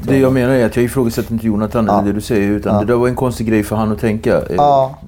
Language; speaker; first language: Swedish; native; Swedish